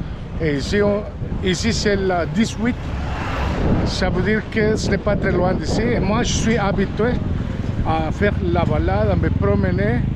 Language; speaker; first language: French; non-native, fluent; Spanish